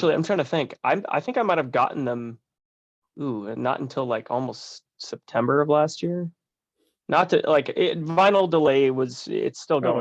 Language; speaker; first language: English; native; English